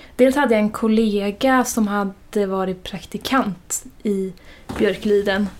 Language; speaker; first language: Swedish; native; Swedish